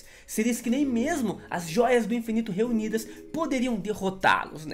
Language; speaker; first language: Portuguese; native; Portuguese